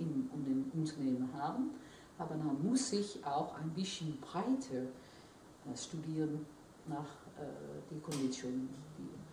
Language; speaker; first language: German; non-native, fluent; Dutch